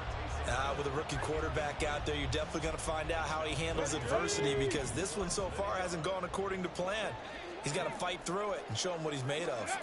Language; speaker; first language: English; native; English